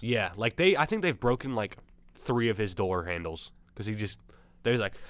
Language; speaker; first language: English; native; English